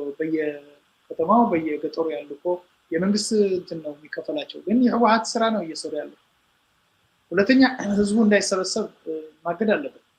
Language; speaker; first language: Amharic; non-native, local second language; Tigrinya